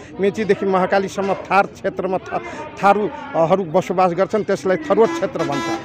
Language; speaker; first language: Nepali; non-native, local second language; Dangaura Tharu